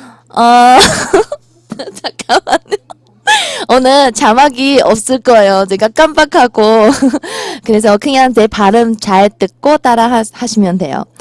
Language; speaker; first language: Korean; non-native, fluent; Chinese